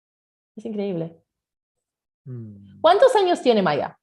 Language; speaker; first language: Spanish; non-native, fluent; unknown